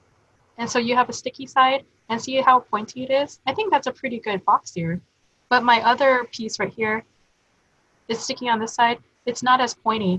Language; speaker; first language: English; native; English